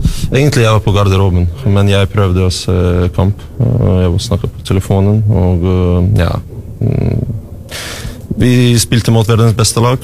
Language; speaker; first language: Norwegian; non-native, learner; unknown